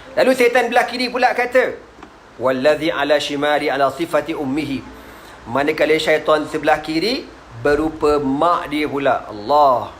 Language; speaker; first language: Malay; native; Malay